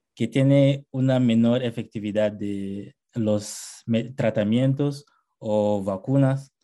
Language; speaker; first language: Spanish; non-native, fluent; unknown